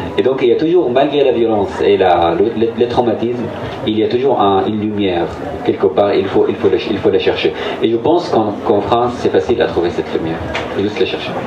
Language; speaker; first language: French; non-native, fluent; Arabic